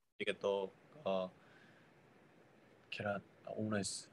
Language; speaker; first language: Japanese; non-native, learner; Korean